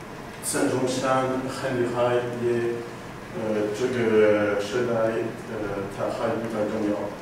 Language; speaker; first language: Chinese; non-native, learner; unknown